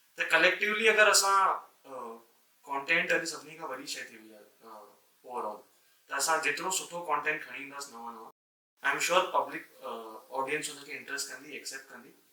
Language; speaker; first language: Sindhi; native; Sindhi